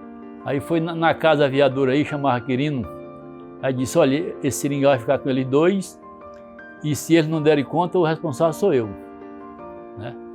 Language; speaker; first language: Portuguese; native; Portuguese